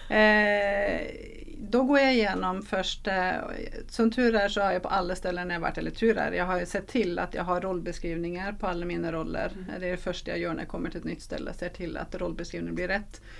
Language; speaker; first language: Swedish; non-native, fluent; Norwegian